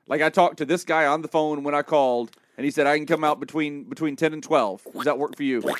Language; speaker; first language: English; native; English